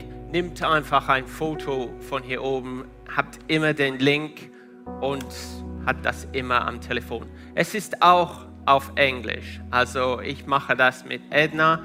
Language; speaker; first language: German; non-native, fluent; Italian